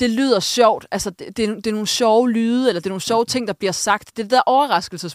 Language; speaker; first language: Danish; native; Danish